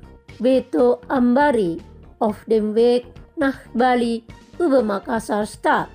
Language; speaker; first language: German; non-native, fluent; Indonesian